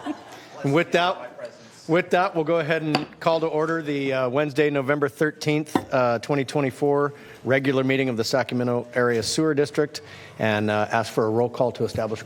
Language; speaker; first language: English; native; English